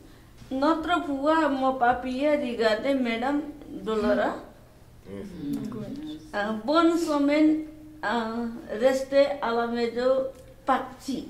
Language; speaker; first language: French; non-native, learner; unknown